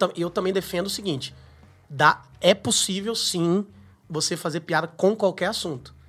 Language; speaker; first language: Portuguese; native; Portuguese